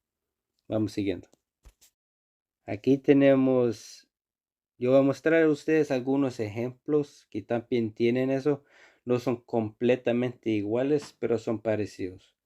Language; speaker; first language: Spanish; non-native, fluent; Icelandic